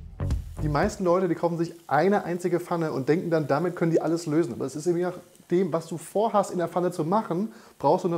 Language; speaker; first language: German; native; German